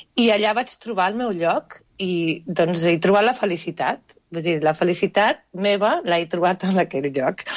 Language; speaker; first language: Catalan; non-native, local second language; Spanish